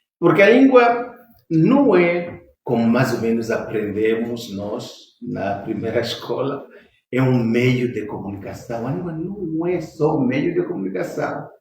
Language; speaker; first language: Portuguese; non-native, local second language; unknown